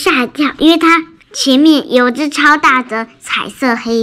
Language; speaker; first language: Chinese; native; Chinese